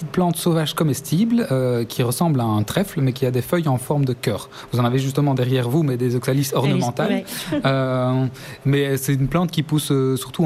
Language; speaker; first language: French; native; French